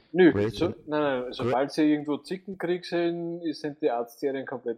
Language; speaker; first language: German; native; German